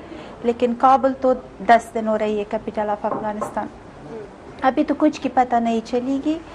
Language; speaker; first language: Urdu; non-native, learner; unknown